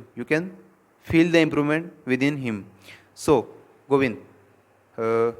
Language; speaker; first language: English; non-native, local second language; Hindi